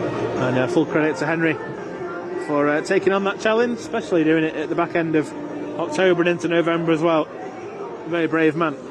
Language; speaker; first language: English; native; English